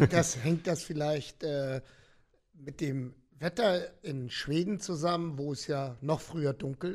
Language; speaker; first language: German; native; German